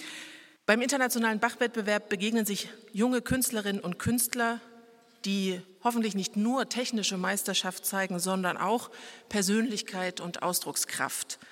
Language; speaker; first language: German; native; German